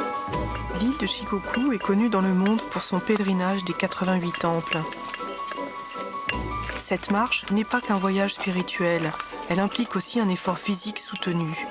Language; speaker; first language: French; native; French